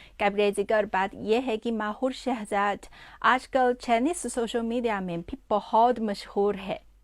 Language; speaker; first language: Urdu; non-native, fluent; Chinese